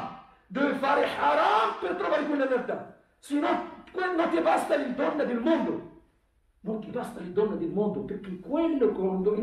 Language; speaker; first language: Italian; non-native, fluent; Arabic